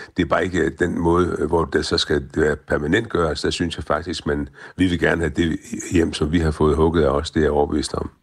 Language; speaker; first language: Danish; native; Danish